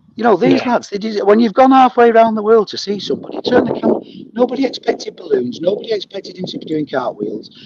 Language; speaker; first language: English; native; English